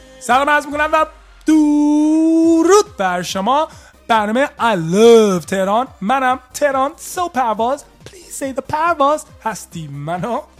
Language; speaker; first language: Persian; early bilingual, heritage; Persian